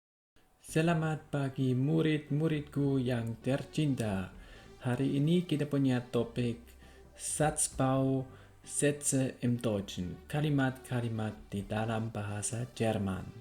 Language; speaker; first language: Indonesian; non-native, fluent; German